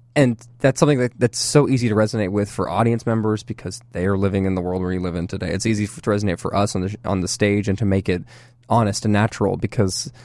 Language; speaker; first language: English; native; English